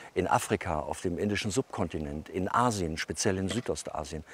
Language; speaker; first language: German; native; German